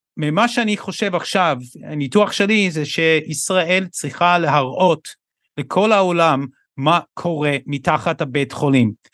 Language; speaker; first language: Hebrew; non-native, fluent; English